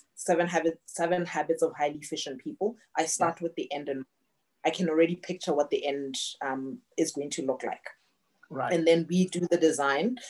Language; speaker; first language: English; non-native, local second language; Tswana